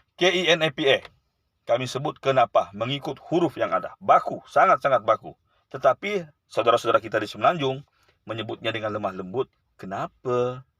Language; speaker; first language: Malay; native; Malay